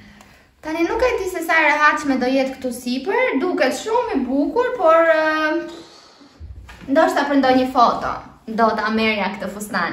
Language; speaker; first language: Albanian; early bilingual, heritage; Albanian